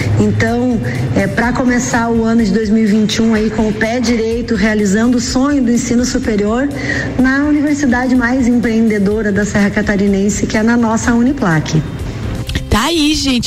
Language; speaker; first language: Portuguese; native; Portuguese